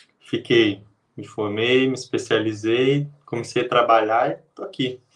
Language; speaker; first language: Portuguese; native; Portuguese